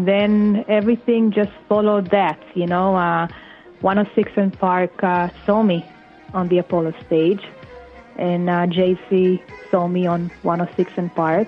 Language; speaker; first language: English; non-native, fluent; Hebrew